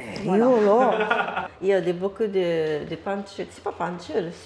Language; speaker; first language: French; non-native, learner; Japanese